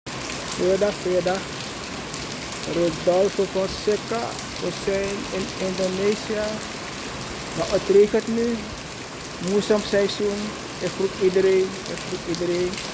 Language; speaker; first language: Dutch; non-native, local second language; Sranan Tongo